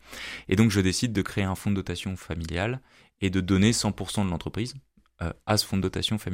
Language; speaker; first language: French; native; French